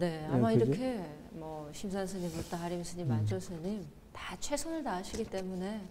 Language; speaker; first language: Korean; native; Korean